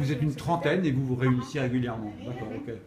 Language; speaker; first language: French; native; French